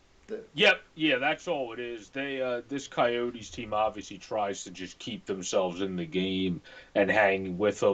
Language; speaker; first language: English; native; English